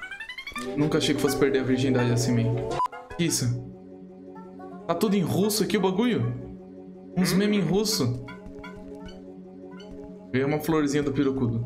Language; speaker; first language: Portuguese; native; Portuguese